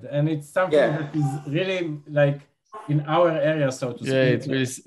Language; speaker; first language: English; non-native, fluent; Hebrew